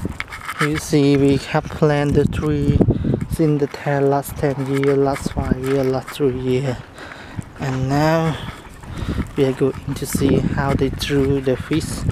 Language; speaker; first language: English; non-native, learner; Khmer